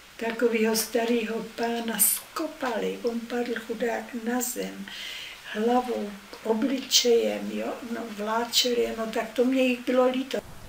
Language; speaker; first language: Czech; native; Czech